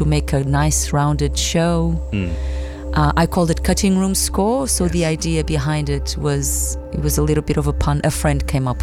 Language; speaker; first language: English; non-native, fluent; Portuguese